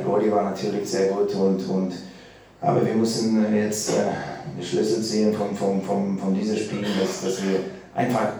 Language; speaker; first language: German; non-native, learner; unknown